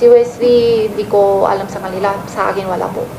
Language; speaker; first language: Filipino; non-native, learner; Chinese